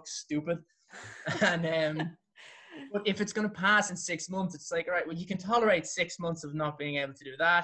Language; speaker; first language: English; native; English